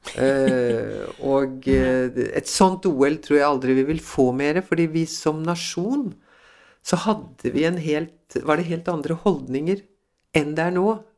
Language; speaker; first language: Norwegian; early bilingual, other home language; Swedish